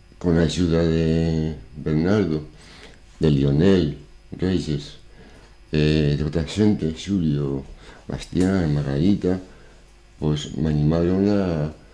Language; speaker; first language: Galician; non-native, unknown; Spanish